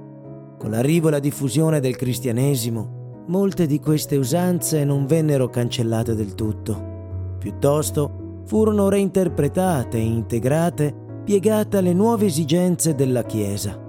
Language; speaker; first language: Italian; native; Italian